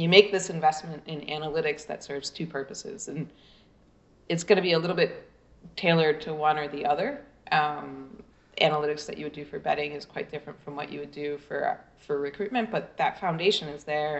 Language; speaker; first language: English; native; English